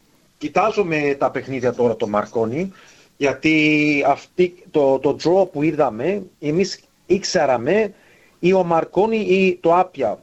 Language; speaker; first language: Greek; early bilingual, heritage; English